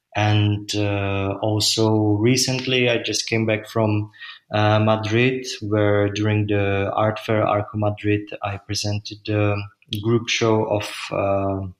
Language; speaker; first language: English; non-native, fluent; Czech